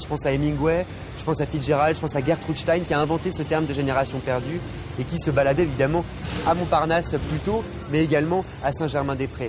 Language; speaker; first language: French; native; French